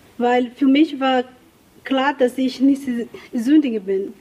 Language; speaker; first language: German; non-native, learner; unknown